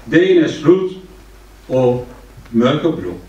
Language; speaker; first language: Danish; non-native, fluent; Turkish